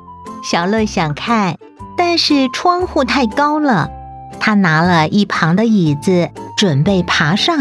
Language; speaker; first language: Chinese; native; Chinese